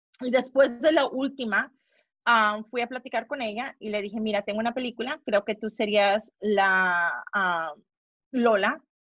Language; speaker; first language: Spanish; early bilingual, heritage; Spanish